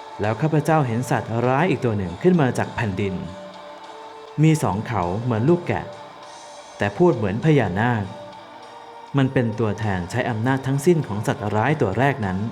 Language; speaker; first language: Thai; native; Thai